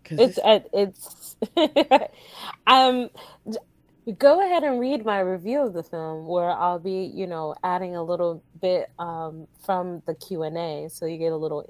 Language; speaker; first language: English; native; English